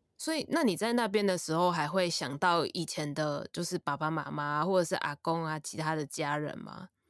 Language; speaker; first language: Chinese; native; Chinese